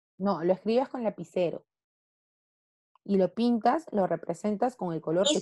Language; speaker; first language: Spanish; native; Spanish